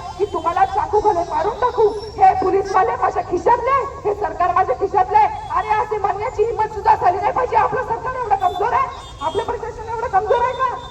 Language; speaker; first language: Marathi; non-native, local second language; Lambadi